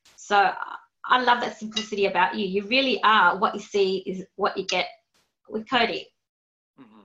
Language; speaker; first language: English; native; English